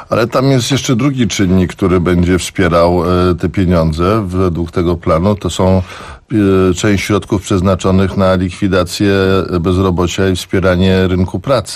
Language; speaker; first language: Polish; native; Polish